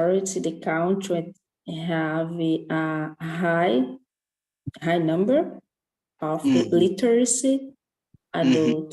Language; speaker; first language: English; non-native, learner; Portuguese